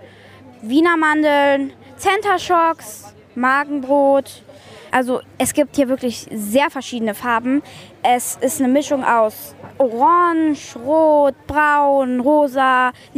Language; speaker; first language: German; native; German